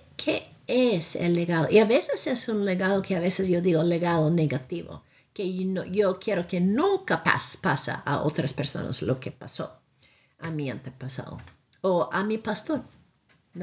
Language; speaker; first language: Spanish; non-native, fluent; English